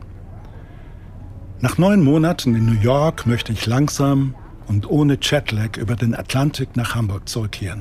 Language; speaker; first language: German; native; German